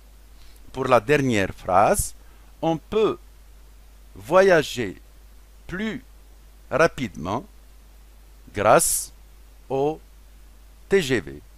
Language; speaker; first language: French; non-native, local second language; Arabic